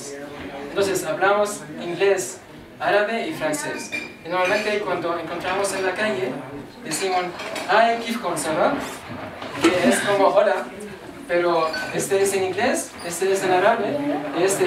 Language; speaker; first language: Spanish; non-native, learner; Arabic